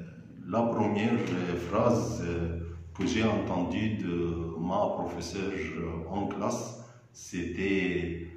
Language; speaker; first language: French; non-native, fluent; Arabic